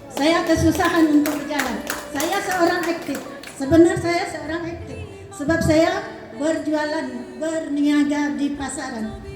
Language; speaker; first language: Indonesian; non-native, local second language; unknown